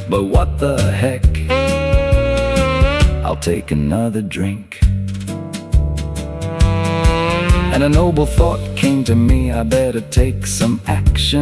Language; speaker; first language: English; native; English